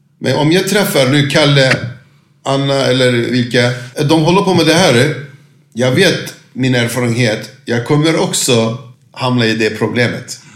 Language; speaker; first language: Swedish; non-native, fluent; Turkish